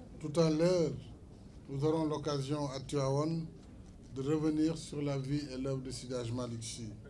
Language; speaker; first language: French; non-native, local second language; Fula